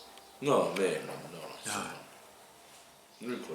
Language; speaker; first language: Spanish; native; Spanish